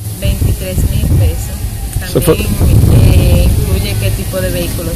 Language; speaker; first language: Spanish; native; Spanish